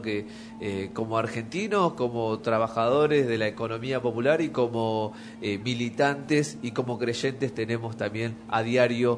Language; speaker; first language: Spanish; native; Spanish